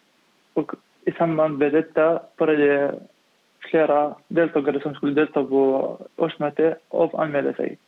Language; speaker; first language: Swedish; non-native, fluent; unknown